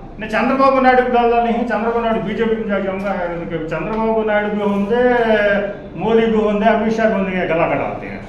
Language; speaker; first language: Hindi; non-native, local second language; Urdu